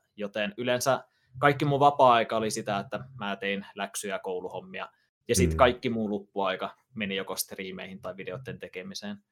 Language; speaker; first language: Finnish; native; Finnish